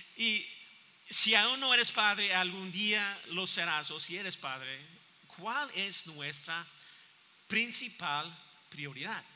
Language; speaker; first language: Spanish; non-native, fluent; English